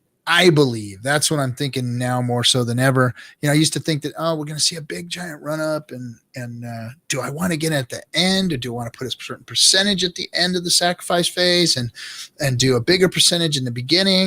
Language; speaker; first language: English; native; English